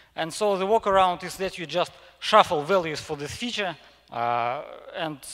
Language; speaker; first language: English; non-native, fluent; Russian